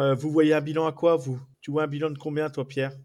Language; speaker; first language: French; native; French